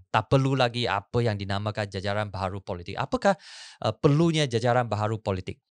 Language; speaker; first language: Malay; non-native, local second language; Chinese